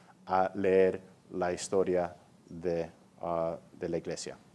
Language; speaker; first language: Spanish; early bilingual, heritage; English